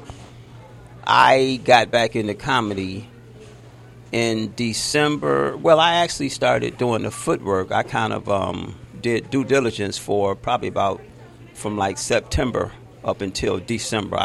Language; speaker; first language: English; native; English